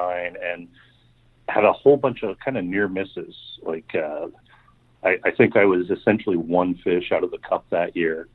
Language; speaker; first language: English; native; English